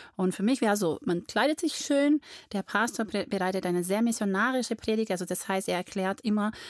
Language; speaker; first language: German; non-native, fluent; Portuguese